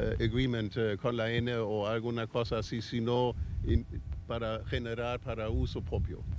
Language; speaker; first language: Spanish; non-native, fluent; German